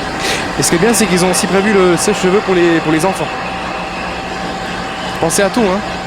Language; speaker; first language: French; native; French